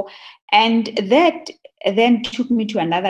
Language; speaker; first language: English; non-native, local second language; Tswana